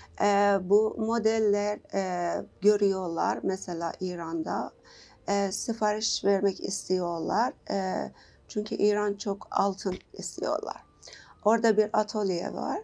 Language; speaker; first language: Turkish; non-native, learner; Persian